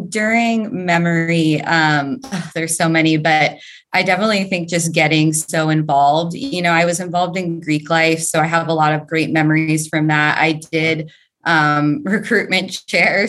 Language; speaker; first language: English; native; English